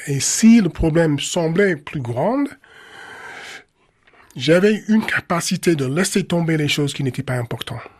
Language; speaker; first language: French; non-native, fluent; English